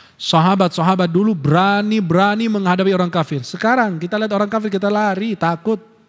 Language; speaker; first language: Indonesian; non-native, fluent; Arabic